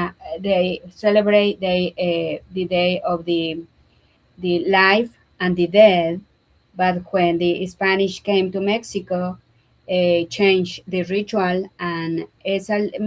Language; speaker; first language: English; non-native, learner; Spanish